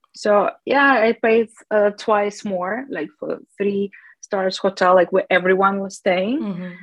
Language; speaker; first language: English; non-native, fluent; Russian